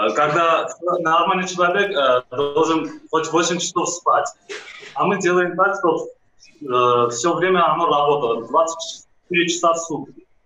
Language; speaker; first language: Russian; non-native, fluent; Armenian